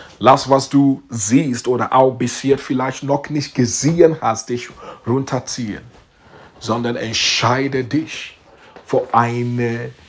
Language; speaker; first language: German; non-native, learner; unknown